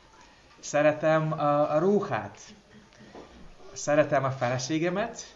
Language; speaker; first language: Hungarian; non-native, fluent; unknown